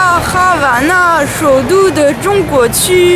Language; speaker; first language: Chinese; non-native, fluent; French